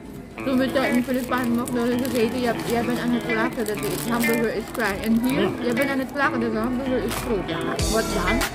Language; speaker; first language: Dutch; non-native, learner; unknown